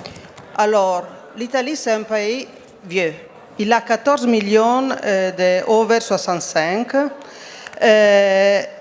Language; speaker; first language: French; non-native, fluent; Italian